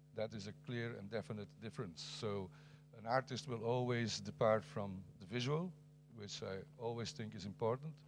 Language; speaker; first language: English; non-native, fluent; Dutch